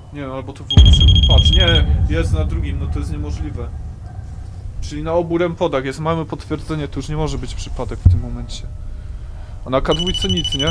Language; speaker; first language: Polish; native; Polish